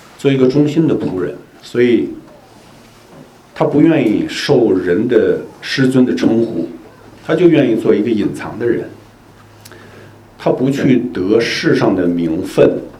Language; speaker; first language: Chinese; native; Chinese